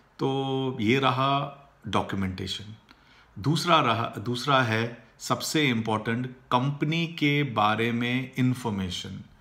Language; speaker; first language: Hindi; non-native, local second language; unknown